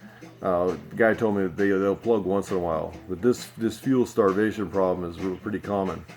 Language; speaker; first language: English; native; English